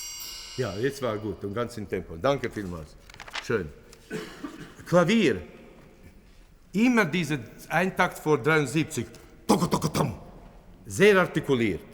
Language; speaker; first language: German; non-native, fluent; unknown